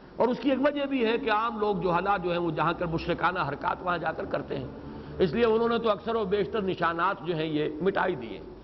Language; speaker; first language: Urdu; native; Urdu